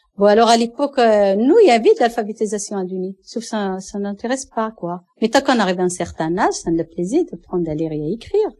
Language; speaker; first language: French; non-native, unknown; Arabic